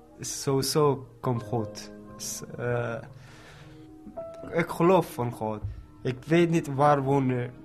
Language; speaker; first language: Dutch; non-native, learner; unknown